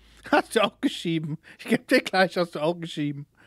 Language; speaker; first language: German; native; German